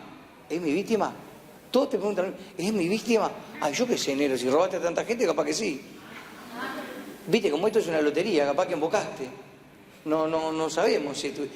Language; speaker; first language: Spanish; native; Spanish